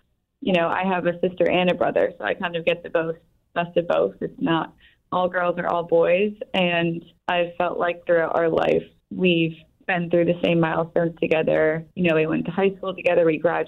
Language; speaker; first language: English; native; English